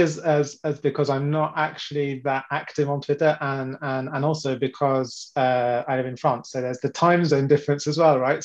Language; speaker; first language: English; native; English